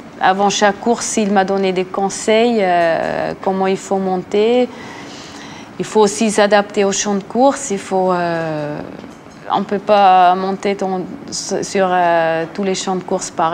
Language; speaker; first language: French; non-native, local second language; Swiss German